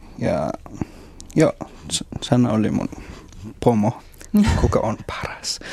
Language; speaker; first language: Finnish; non-native, learner; Filipino